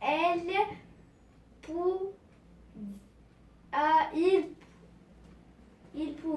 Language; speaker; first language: French; non-native, learner; Arabic